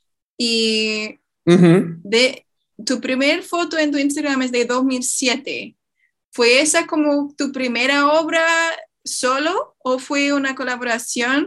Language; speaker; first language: Spanish; non-native, fluent; English